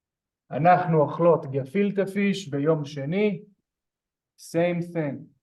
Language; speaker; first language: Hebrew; non-native, fluent; English